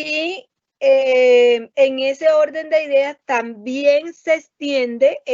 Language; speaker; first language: Spanish; native; Spanish